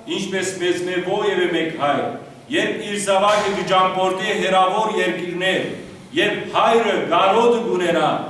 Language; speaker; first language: Armenian; early bilingual, heritage; Armenian